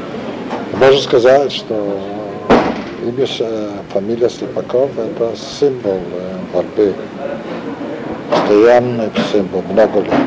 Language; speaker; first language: Russian; non-native, learner; Hebrew